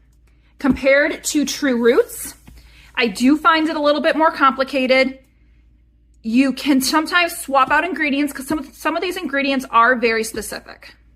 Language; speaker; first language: English; native; English